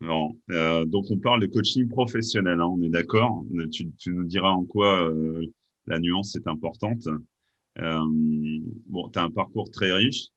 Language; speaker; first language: French; native; French